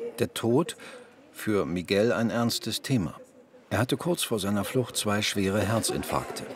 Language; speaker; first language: German; native; German